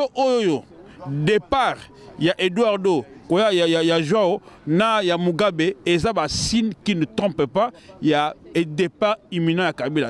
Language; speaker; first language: French; non-native, local second language; Lingala